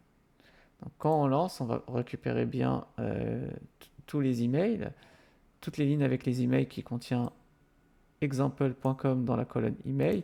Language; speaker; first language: French; native; French